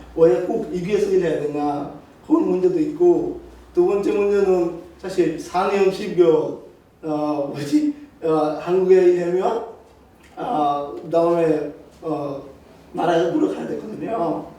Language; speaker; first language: Korean; non-native, learner; Bangla